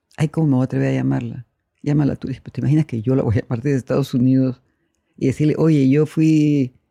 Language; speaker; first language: Spanish; native; Spanish